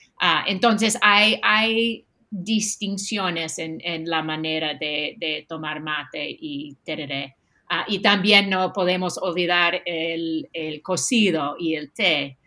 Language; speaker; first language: Spanish; non-native, fluent; English